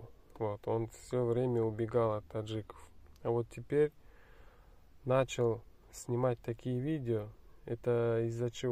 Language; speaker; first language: Russian; non-native, fluent; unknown